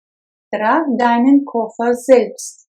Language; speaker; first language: German; non-native, fluent; Russian